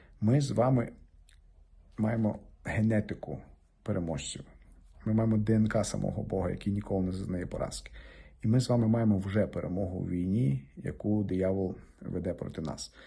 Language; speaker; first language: Ukrainian; native; Ukrainian